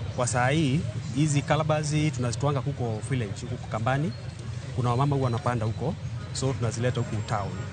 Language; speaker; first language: Swahili; non-native, local second language; Kamba